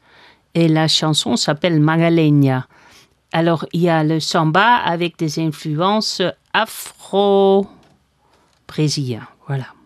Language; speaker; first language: French; non-native, fluent; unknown